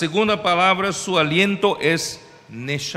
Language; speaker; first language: Spanish; non-native, fluent; Portuguese